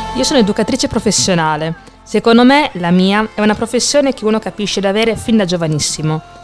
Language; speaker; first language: Italian; native; Italian